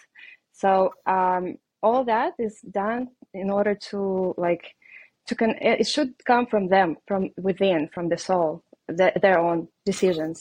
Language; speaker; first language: English; non-native, fluent; Russian